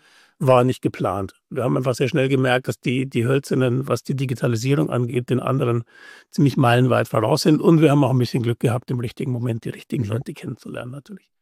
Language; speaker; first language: German; native; German